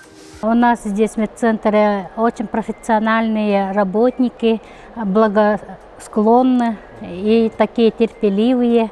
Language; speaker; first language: Russian; non-native, local second language; Yakut